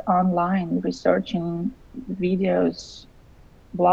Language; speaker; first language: English; non-native, fluent; Russian